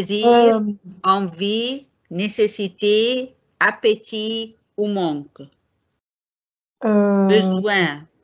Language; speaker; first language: French; non-native, fluent; Arabic